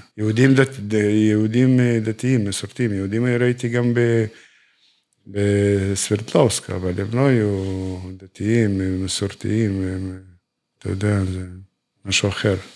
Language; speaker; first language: Hebrew; non-native, fluent; Russian